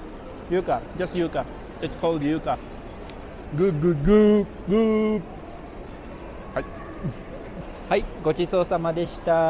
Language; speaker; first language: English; non-native, fluent; Japanese